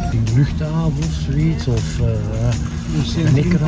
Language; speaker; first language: Dutch; native; Dutch